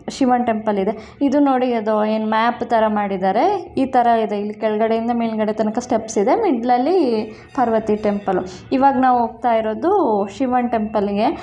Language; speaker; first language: Kannada; native; Kannada